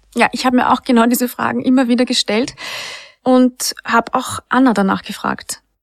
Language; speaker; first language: German; native; German